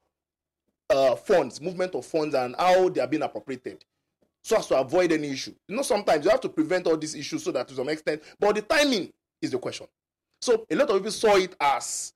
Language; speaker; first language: English; non-native, local second language; Yoruba